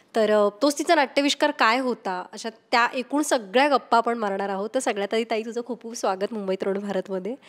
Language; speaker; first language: Marathi; native; Marathi